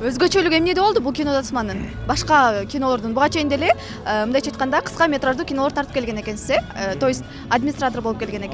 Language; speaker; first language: Kyrgyz; native; Kyrgyz